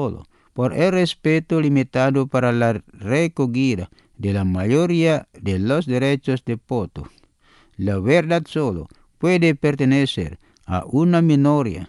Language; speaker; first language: Spanish; non-native, fluent; Indonesian